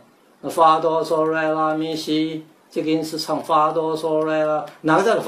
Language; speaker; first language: Chinese; native; Chinese